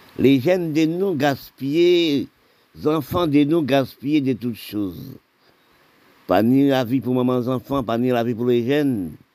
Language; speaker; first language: French; non-native, local second language; Haitian Creole